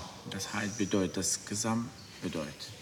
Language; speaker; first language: German; non-native, learner; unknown